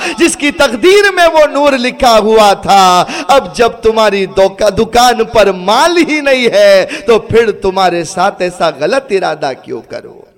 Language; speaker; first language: Urdu; early bilingual, heritage; Urdu